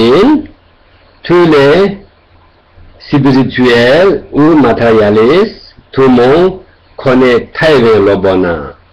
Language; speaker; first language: French; non-native, learner; Tibetan